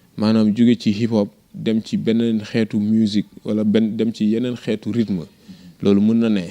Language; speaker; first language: Wolof; native; Wolof